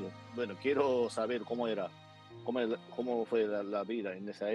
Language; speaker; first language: Spanish; non-native, fluent; Japanese